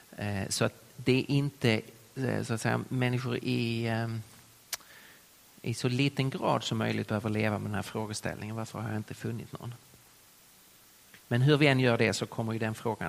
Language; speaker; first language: Swedish; native; Swedish